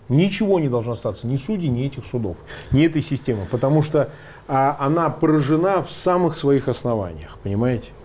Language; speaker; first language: Russian; native; Russian